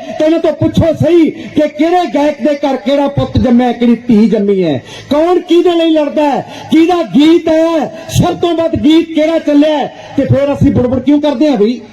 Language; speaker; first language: Punjabi; non-native, local second language; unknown